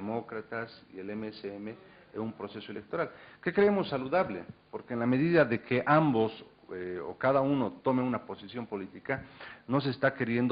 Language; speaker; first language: Spanish; native; Spanish